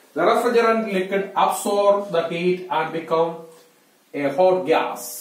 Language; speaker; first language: English; non-native, local second language; Malayalam